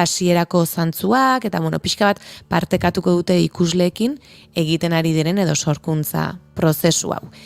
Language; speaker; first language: Basque; native; Basque